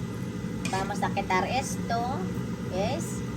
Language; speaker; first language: Spanish; non-native, learner; Filipino